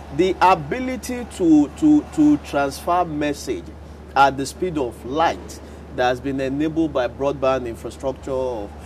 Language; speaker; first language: English; non-native, local second language; Yoruba